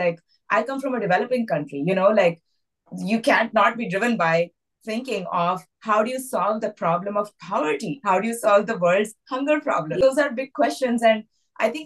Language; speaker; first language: English; non-native, local second language; Hindi